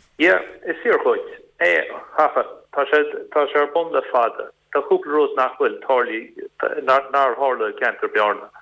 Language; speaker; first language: Irish; native; Irish